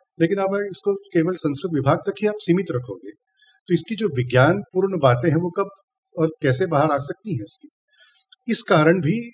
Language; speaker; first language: Hindi; non-native, local second language; Tamil